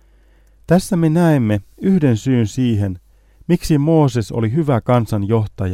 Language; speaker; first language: Finnish; native; Finnish